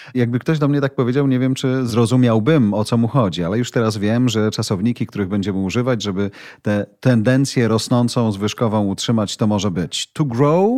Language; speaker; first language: Polish; native; Polish